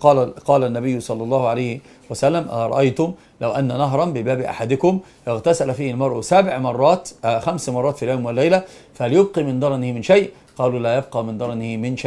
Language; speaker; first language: Arabic; native; Arabic